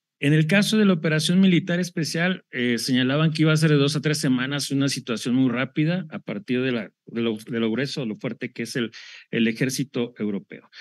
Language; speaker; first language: Spanish; native; Spanish